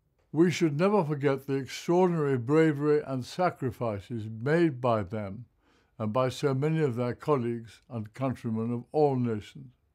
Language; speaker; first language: English; native; English